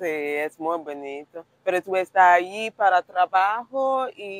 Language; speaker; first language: Spanish; non-native, learner; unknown